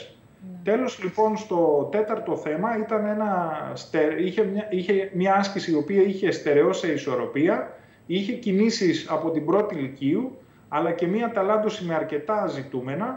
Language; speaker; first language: Greek; native; Greek